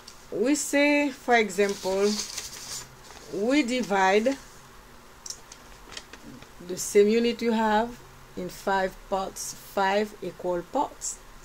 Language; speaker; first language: English; non-native, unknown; Haitian Creole